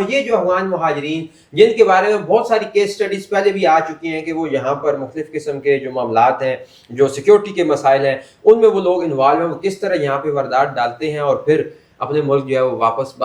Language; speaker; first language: Urdu; native; Urdu